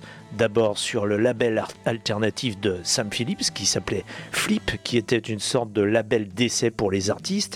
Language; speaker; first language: French; native; French